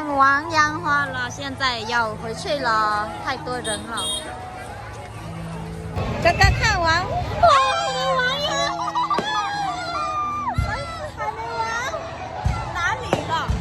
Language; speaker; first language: Chinese; non-native, learner; Vietnamese